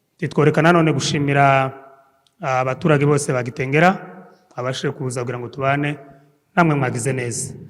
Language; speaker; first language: Kinyarwanda; native; Kinyarwanda